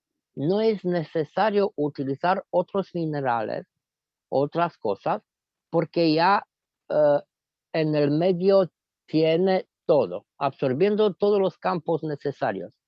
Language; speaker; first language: Spanish; non-native, fluent; Romanian